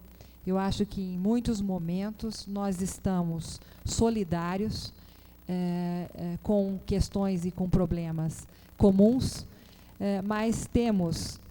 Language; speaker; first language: Portuguese; native; Portuguese